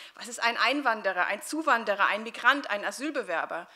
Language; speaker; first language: German; native; German